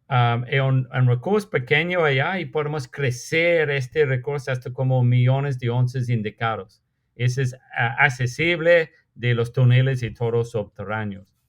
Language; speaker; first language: Spanish; non-native, fluent; English